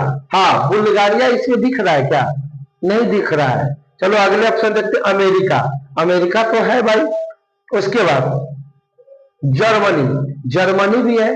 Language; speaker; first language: Hindi; non-native, local second language; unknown